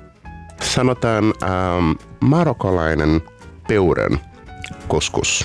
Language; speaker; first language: Finnish; non-native, fluent; Portuguese